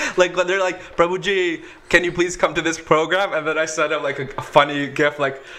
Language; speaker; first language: English; native; English